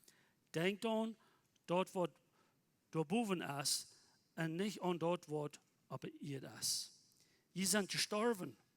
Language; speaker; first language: German; non-native, learner; Plautdietsch